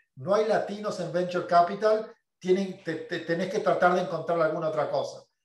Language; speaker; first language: Spanish; native; Spanish